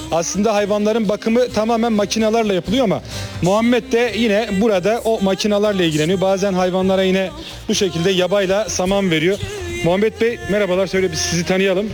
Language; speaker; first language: Turkish; native; Turkish